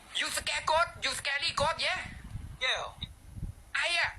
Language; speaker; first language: English; non-native, learner; Thai